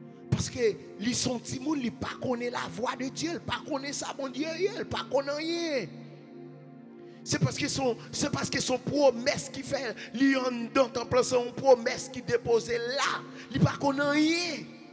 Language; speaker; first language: French; native; French